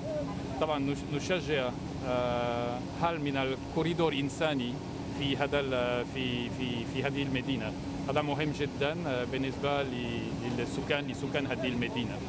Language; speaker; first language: Arabic; non-native, fluent; French